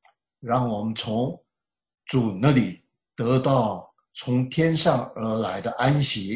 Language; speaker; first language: Chinese; native; Chinese